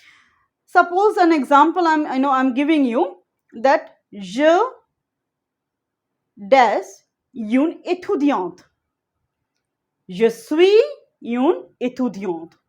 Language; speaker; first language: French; non-native, learner; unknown